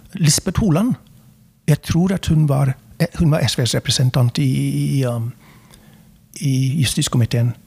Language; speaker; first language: Norwegian; non-native, fluent; English